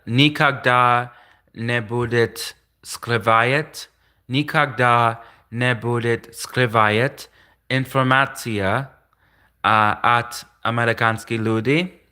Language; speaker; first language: Russian; non-native, learner; English